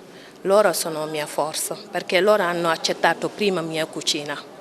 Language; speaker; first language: Italian; non-native, learner; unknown